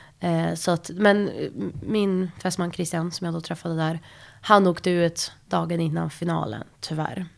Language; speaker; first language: Swedish; early bilingual, other home language; Russian